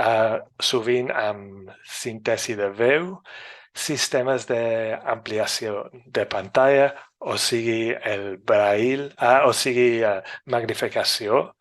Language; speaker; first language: Catalan; non-native, fluent; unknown